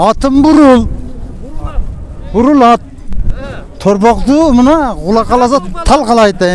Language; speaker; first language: Kyrgyz; native; Kyrgyz